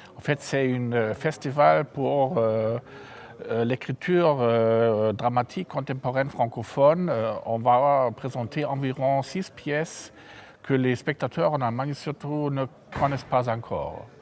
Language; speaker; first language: French; non-native, fluent; German